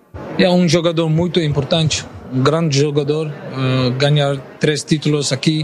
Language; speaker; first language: Portuguese; non-native, learner; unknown